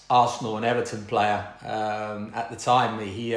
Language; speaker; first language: English; native; English